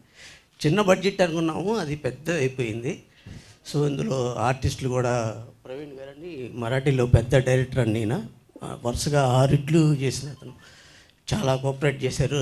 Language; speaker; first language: Telugu; native; Telugu